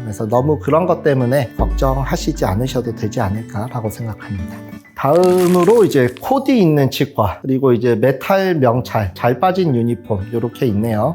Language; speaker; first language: Korean; native; Korean